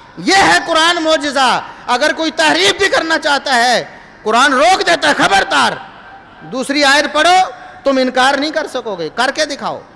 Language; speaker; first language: Urdu; non-native, local second language; Punjabi